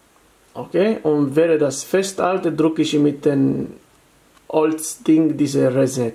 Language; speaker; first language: German; non-native, fluent; Italian